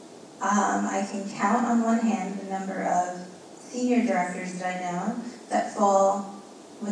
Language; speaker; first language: English; early bilingual, other home language; Spanish